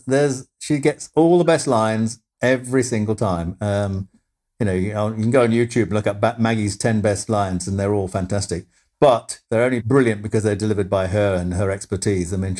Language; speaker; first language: English; native; English